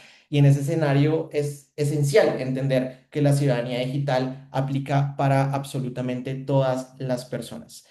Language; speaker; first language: Spanish; native; Spanish